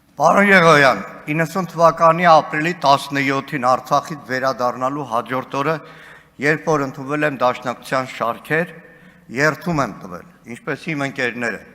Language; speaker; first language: Armenian; native; Armenian